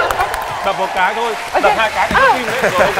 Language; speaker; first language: Vietnamese; native; Vietnamese